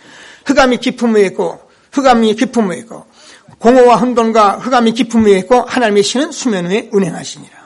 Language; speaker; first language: Korean; native; Korean